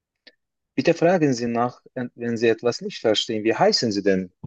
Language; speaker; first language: German; non-native, learner; Turkish